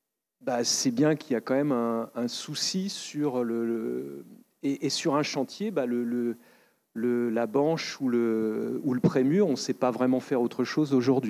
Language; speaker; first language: French; native; French